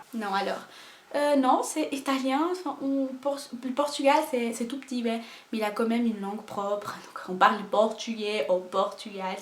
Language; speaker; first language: French; non-native, fluent; Portuguese